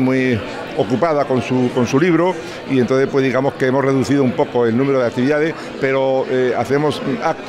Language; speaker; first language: Spanish; native; Spanish